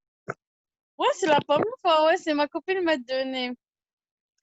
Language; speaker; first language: French; non-native, learner; Arabic